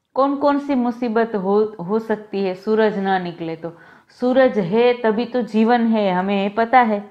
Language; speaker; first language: Hindi; non-native, local second language; Gujarati